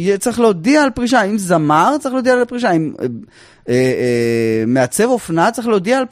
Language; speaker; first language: Hebrew; native; Hebrew